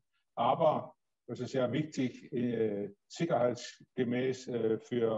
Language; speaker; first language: German; non-native, learner; Danish